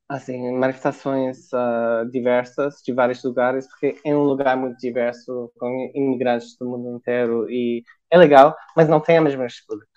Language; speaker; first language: Portuguese; non-native, fluent; English